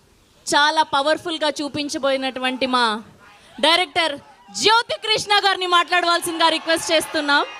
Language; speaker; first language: Telugu; native; Telugu